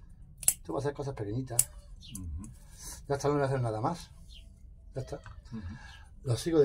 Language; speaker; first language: Spanish; native; Spanish